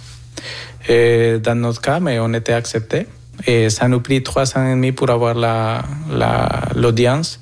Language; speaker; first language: French; non-native, fluent; Spanish